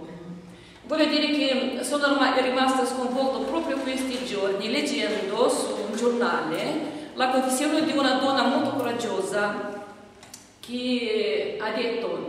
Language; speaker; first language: Italian; non-native, fluent; Romanian